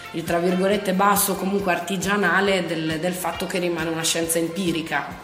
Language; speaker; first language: Italian; native; Italian